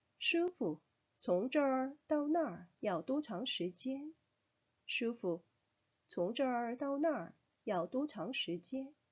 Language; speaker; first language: Chinese; non-native, fluent; Korean